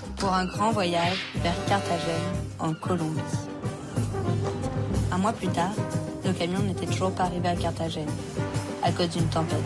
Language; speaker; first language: French; native; French